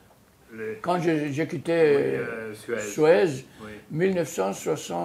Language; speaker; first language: French; non-native, fluent; Greek